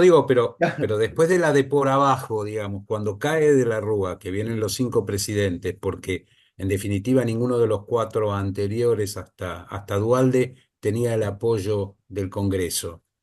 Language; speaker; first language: Spanish; native; Spanish